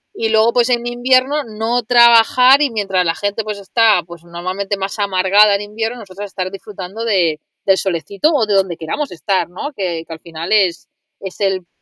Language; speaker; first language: Spanish; native; Spanish